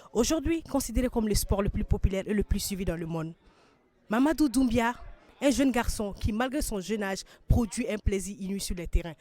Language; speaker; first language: French; non-native, local second language; Bambara